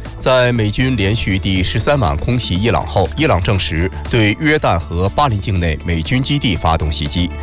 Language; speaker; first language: Chinese; native; Chinese